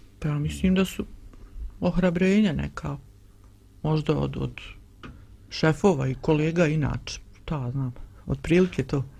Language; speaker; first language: Bosnian; native; Bosnian